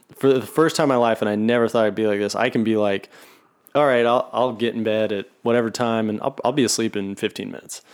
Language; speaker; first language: English; native; English